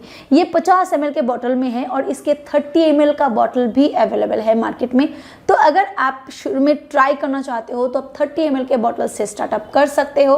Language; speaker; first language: Hindi; native; Hindi